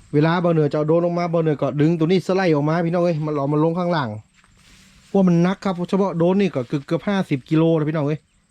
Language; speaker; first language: Thai; native; Thai